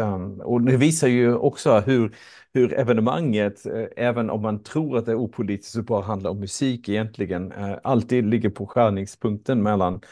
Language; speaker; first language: Swedish; native; Swedish